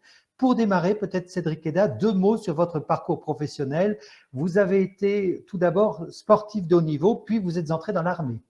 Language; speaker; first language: French; native; French